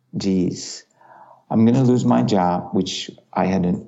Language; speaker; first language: English; non-native, fluent; Turkish